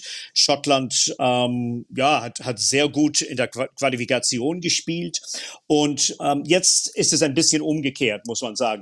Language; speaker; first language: German; non-native, fluent; English